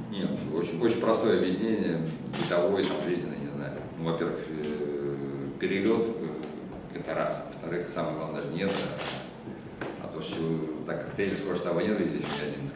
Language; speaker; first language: Russian; native; Russian